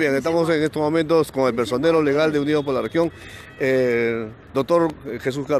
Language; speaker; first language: Spanish; native; Spanish